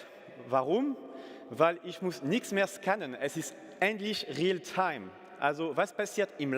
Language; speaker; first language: German; non-native, fluent; French